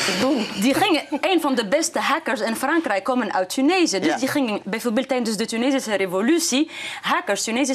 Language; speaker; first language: Dutch; non-native, fluent; Arabic